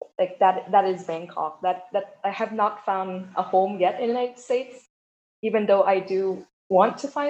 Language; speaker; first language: English; non-native, fluent; Thai